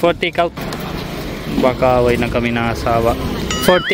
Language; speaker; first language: Filipino; non-native, learner; Punjabi